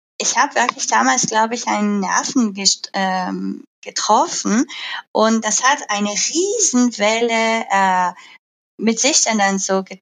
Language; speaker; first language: German; non-native, fluent; French